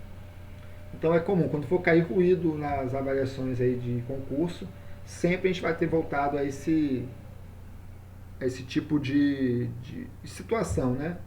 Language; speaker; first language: Portuguese; native; Portuguese